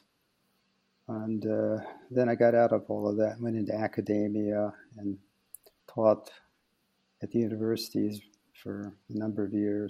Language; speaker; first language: English; native; English